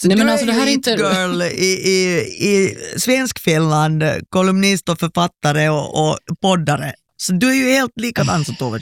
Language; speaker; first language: Swedish; native; Swedish